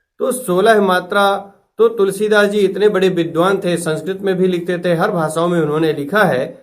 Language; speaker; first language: Hindi; native; Hindi